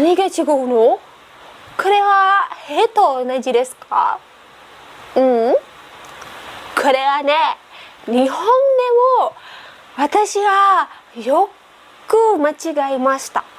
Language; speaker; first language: Japanese; non-native, learner; Indonesian